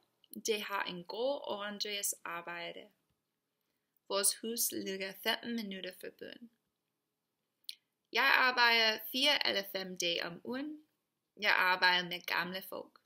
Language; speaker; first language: Danish; non-native, learner; English